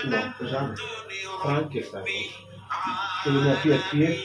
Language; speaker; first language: French; non-native, learner; Arabic